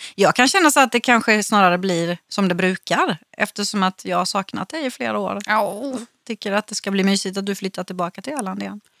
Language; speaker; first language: Swedish; native; Swedish